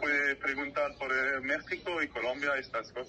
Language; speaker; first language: Spanish; non-native, fluent; French